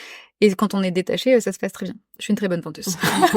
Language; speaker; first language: French; native; French